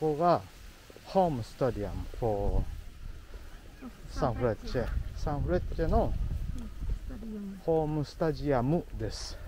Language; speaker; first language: Japanese; non-native, learner; Indonesian